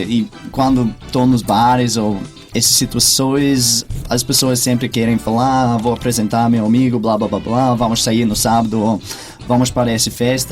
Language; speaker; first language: Portuguese; non-native, fluent; English